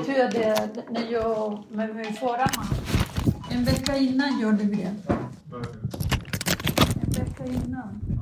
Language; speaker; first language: Swedish; non-native, fluent; Spanish